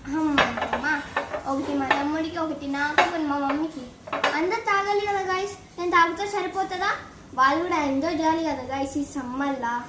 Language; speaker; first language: Telugu; non-native, local second language; Lambadi